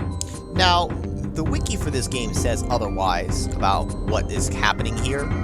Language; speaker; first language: English; native; English